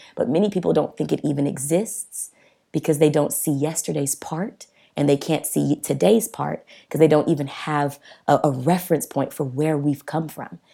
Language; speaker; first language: English; native; English